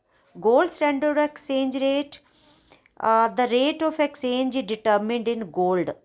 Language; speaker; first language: Hindi; non-native, local second language; Punjabi